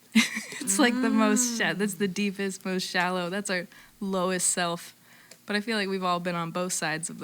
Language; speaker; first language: English; native; English